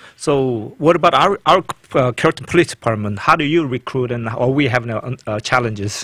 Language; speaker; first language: English; non-native, fluent; Korean